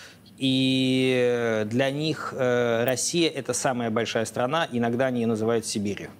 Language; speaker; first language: Russian; native; Russian